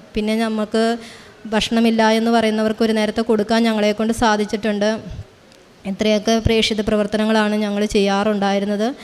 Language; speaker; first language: Malayalam; native; Malayalam